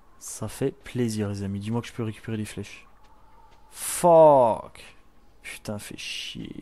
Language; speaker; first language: French; native; French